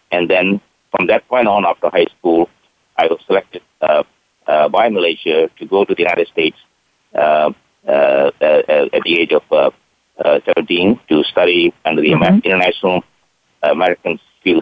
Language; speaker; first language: English; non-native, local second language; Tamil